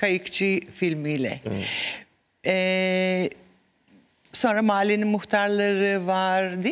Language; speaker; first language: Turkish; native; Turkish